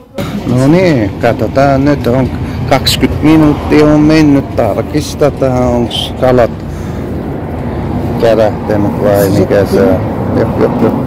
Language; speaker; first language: Finnish; non-native, fluent; Turkish